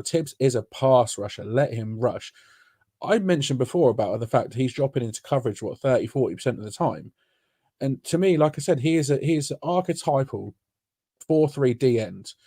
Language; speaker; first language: English; native; English